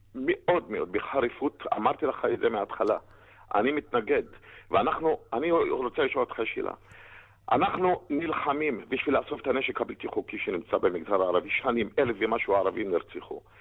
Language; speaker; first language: Hebrew; native; Hebrew